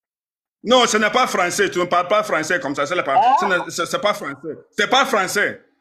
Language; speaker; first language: French; non-native, learner; Igbo